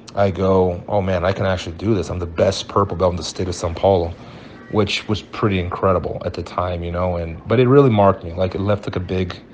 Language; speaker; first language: English; early bilingual, other home language; Portuguese